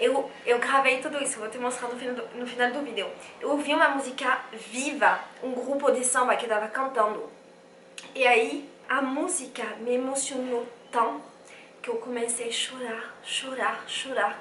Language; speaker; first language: Portuguese; non-native, fluent; French